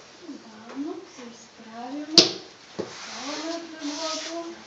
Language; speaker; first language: Bulgarian; native; Bulgarian